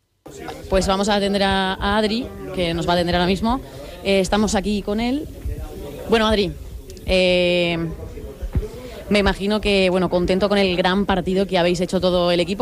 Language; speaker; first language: Spanish; native; Spanish